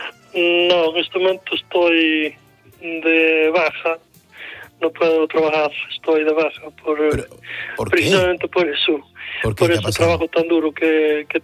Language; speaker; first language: Spanish; non-native, local second language; Galician